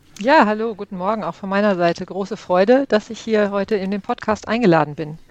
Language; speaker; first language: German; native; German